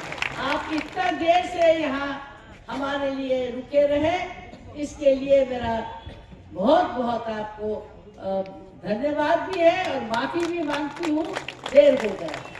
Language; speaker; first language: Hindi; non-native, local second language; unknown